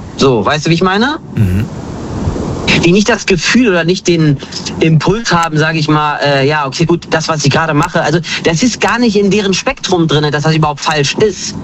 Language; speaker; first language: German; early bilingual, other home language; Kurdish